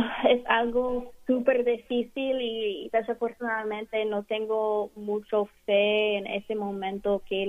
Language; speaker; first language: Spanish; non-native, fluent; English